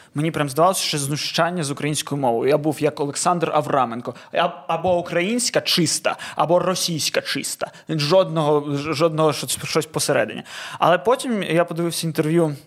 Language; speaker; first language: Ukrainian; non-native, local second language; Russian